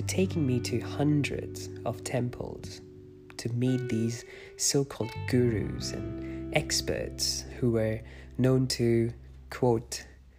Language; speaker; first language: English; non-native, local second language; Hindi